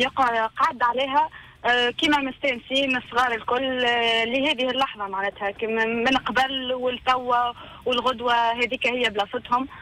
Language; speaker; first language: Arabic; native; Arabic